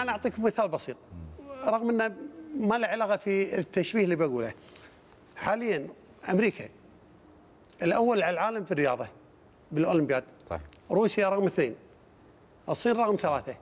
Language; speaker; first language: Arabic; native; Arabic